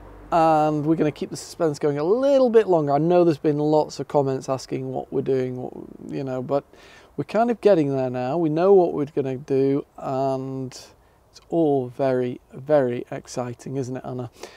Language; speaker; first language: English; native; English